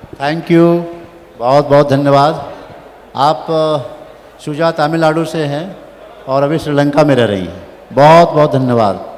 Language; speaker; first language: Hindi; native; Hindi